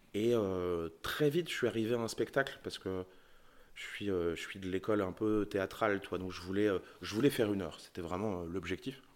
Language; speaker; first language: French; native; French